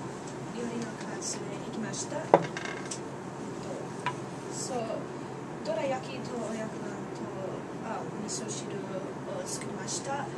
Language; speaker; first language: Japanese; non-native, learner; English